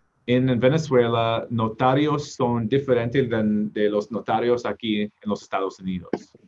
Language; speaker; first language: Spanish; non-native, learner; English